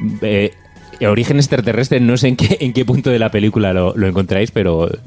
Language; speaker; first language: Spanish; native; Spanish